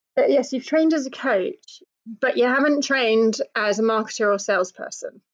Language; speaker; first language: English; native; English